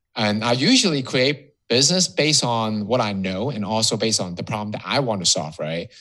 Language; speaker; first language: English; non-native, local second language; Cantonese